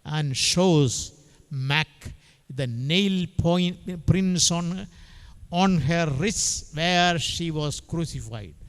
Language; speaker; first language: English; non-native, local second language; Malayalam